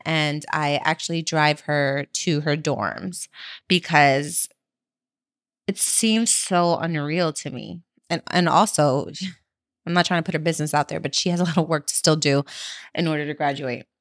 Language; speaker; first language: English; early bilingual, other home language; Spanish